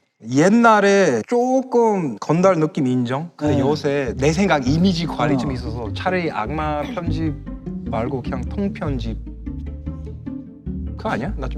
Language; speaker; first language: Korean; early bilingual, heritage; English